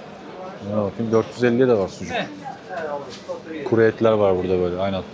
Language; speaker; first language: Turkish; native; Turkish